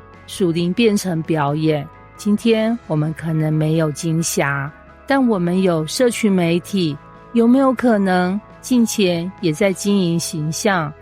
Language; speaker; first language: Chinese; native; Chinese